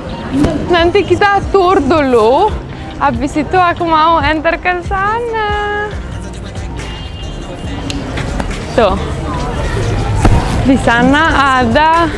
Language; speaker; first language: Indonesian; non-native, fluent; Romanian